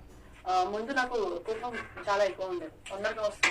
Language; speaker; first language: Telugu; non-native, learner; Gujarati